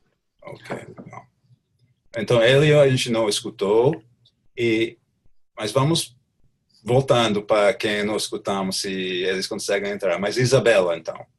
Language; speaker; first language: Portuguese; non-native, fluent; English